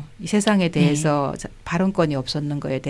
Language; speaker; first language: Korean; native; Korean